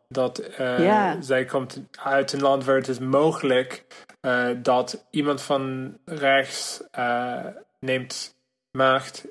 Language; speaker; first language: Dutch; non-native, learner; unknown